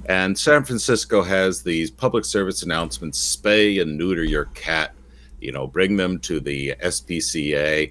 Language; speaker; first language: English; native; English